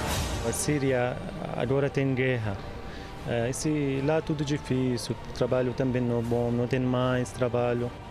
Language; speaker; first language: Portuguese; non-native, learner; Arabic